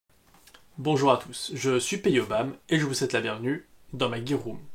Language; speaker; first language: French; native; French